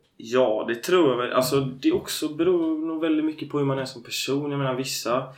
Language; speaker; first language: Swedish; native; Swedish